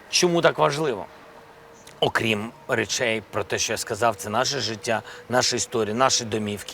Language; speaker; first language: Ukrainian; non-native, local second language; Russian